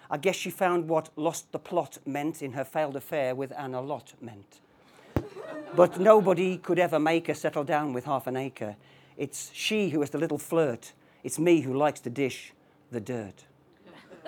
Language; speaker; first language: English; native; English